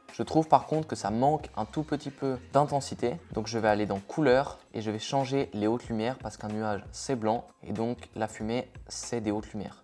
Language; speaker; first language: French; native; French